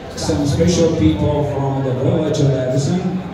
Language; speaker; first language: English; non-native, fluent; Italian